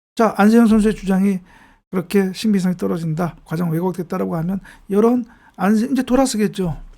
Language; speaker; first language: Korean; native; Korean